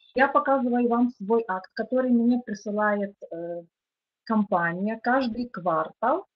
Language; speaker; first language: Russian; non-native, local second language; Ukrainian